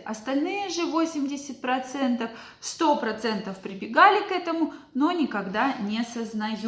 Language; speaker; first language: Russian; native; Russian